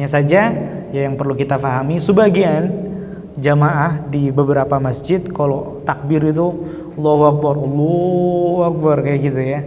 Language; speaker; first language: Indonesian; native; Indonesian